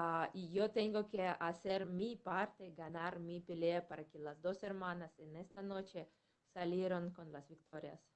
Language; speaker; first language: Spanish; non-native, fluent; Russian